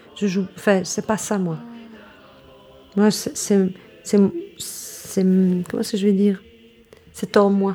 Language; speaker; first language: French; early bilingual, other home language; Italian